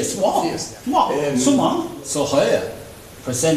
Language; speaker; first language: Danish; non-native, learner; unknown